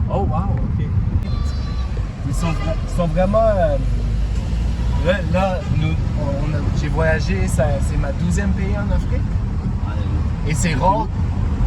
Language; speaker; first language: French; non-native, local second language; English